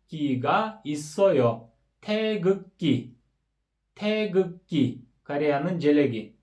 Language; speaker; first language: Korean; non-native, fluent; Kyrgyz